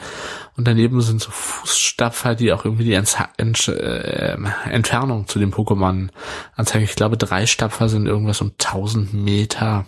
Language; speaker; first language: German; native; German